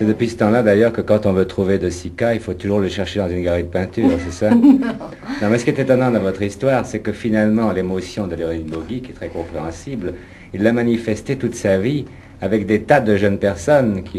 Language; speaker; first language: French; native; French